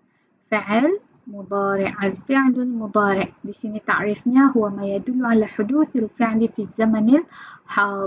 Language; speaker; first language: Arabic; non-native, fluent; Malay